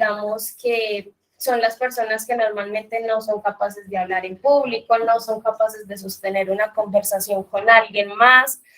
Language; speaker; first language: Spanish; native; Spanish